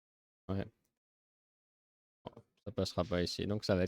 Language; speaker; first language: French; native; French